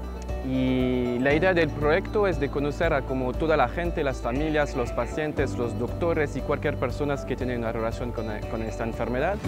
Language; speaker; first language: Spanish; non-native, fluent; French